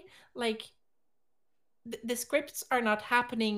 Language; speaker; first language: English; non-native, fluent; Swedish